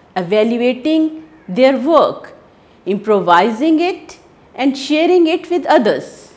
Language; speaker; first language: English; non-native, local second language; Hindi